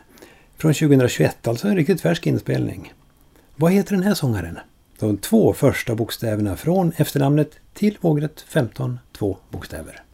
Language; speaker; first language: Swedish; native; Swedish